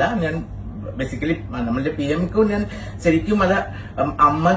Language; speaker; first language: Malayalam; non-native, fluent; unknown